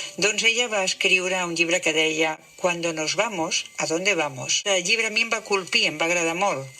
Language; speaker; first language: Catalan; native; Catalan